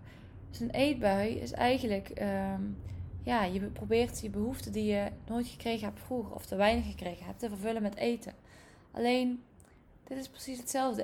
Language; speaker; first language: Dutch; native; Dutch